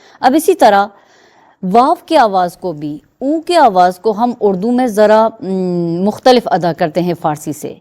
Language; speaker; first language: Urdu; non-native, fluent; Persian